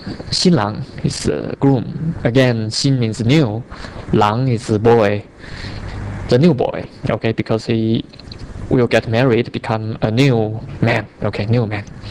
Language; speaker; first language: English; non-native, fluent; Chinese